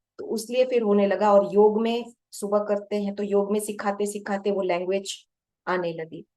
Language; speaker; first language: Hindi; non-native, local second language; Gujarati